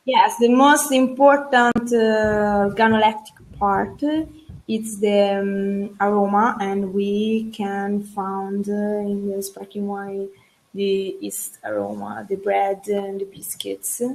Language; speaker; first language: English; non-native, learner; Italian